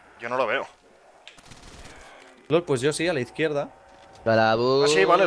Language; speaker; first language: Spanish; native; Spanish